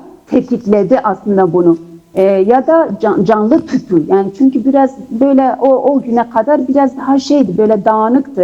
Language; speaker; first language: Turkish; non-native, fluent; Kurdish